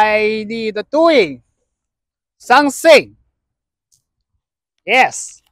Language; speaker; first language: English; non-native, learner; Chinese